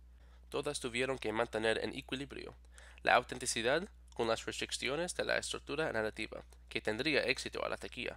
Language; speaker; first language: Spanish; non-native, fluent; English